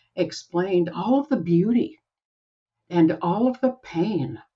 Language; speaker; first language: English; native; English